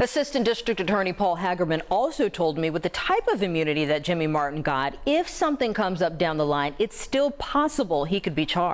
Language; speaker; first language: English; native; English